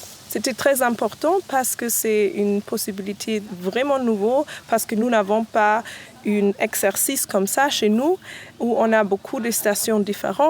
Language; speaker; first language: French; non-native, fluent; German